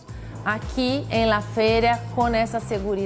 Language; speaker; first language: Spanish; non-native, fluent; Portuguese